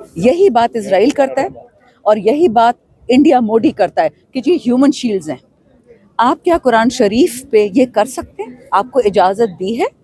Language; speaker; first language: Urdu; non-native, local second language; Pashto